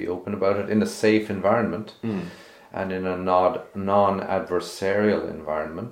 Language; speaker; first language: English; native; English